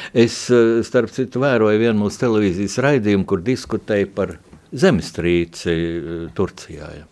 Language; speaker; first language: Latvian; native; Latvian